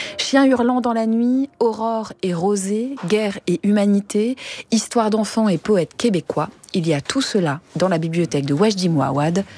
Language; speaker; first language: French; native; French